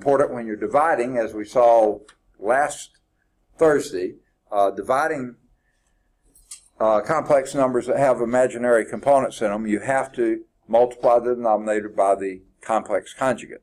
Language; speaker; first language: English; native; English